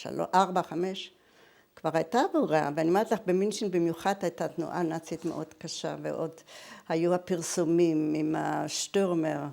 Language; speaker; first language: Hebrew; early bilingual, other home language; German